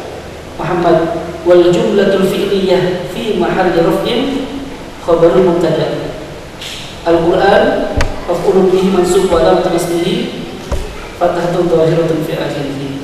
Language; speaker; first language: Arabic; non-native, fluent; Indonesian